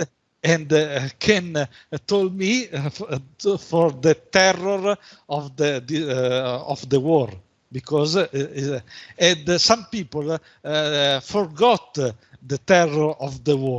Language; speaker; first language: English; non-native, learner; Italian